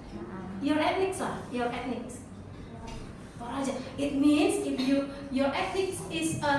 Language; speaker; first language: English; non-native, learner; Indonesian